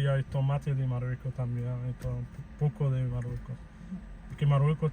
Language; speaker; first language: Spanish; non-native, fluent; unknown